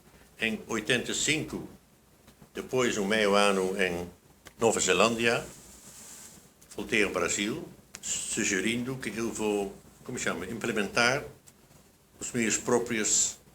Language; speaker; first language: Portuguese; non-native, fluent; Dutch